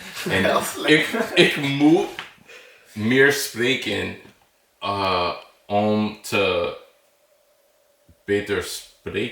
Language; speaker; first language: Dutch; non-native, learner; English